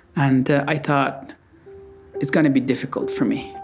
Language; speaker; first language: English; non-native, fluent; Persian